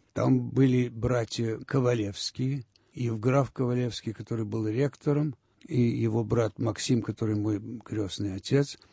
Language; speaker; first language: Russian; early bilingual, heritage; Russian